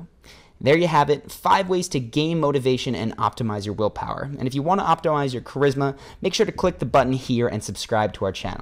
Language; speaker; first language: English; native; English